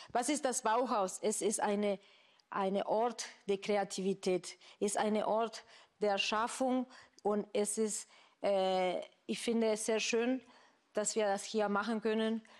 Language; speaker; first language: German; non-native, fluent; Spanish